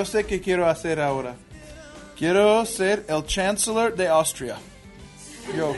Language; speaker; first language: Spanish; non-native, learner; English